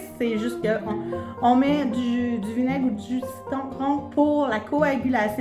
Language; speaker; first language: French; native; French